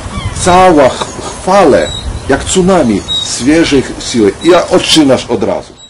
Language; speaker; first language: Polish; non-native, learner; Ukrainian